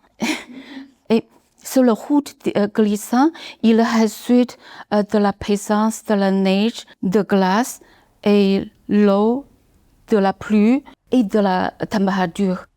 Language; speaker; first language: French; non-native, learner; Chinese